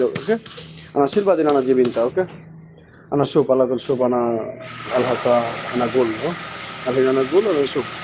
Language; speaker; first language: Arabic; non-native, learner; Bangla